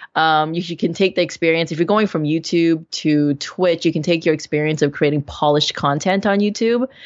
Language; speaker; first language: English; native; English